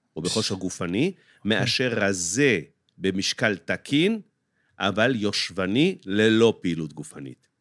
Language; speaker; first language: Hebrew; native; Hebrew